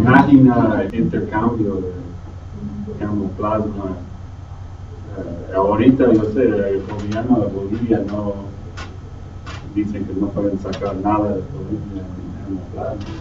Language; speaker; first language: Spanish; non-native, fluent; English